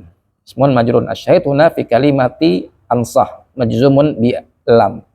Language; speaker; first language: Arabic; non-native, fluent; Indonesian